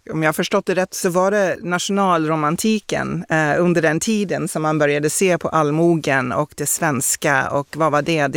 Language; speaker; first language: Swedish; non-native, fluent; English